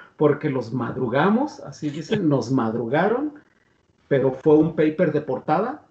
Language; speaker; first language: Spanish; native; Spanish